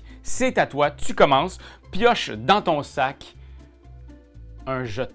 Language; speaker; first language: French; native; French